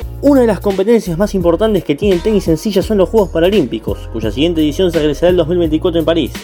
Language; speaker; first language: Spanish; native; Spanish